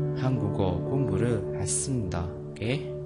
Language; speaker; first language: Korean; non-native, fluent; Indonesian